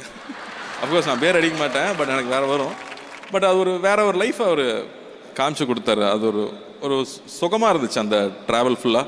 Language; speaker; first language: Tamil; native; Tamil